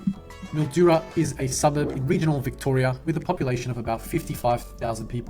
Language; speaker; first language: English; native; English